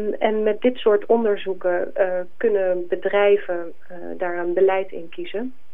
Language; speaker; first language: Dutch; native; Dutch